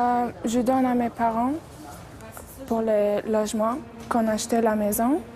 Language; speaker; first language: French; non-native, learner; Persian